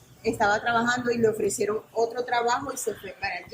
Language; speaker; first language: Spanish; native; Spanish